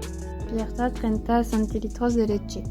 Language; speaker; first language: Spanish; non-native, learner; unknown